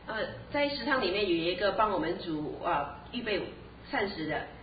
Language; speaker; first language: Chinese; native; Chinese